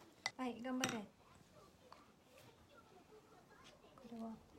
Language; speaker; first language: Japanese; non-native, learner; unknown